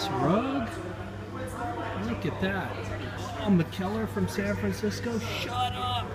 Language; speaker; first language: English; native; English